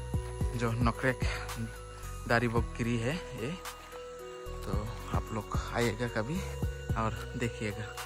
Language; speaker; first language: Hindi; non-native, local second language; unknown